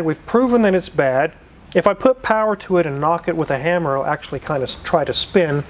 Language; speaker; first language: English; native; English